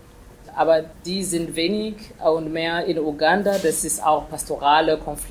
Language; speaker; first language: German; non-native, fluent; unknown